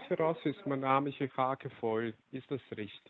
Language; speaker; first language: German; non-native, fluent; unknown